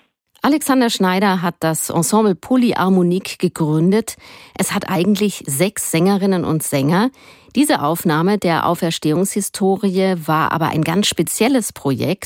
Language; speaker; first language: German; native; German